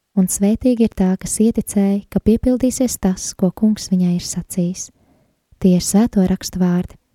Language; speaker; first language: Latvian; native; Latvian